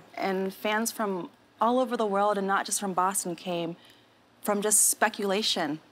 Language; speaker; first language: English; native; English